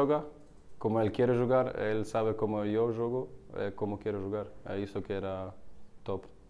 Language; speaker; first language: Portuguese; non-native, learner; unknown